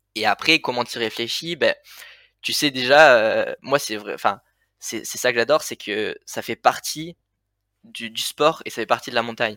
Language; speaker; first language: French; native; French